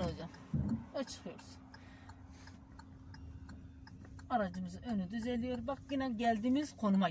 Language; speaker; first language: Turkish; native; Turkish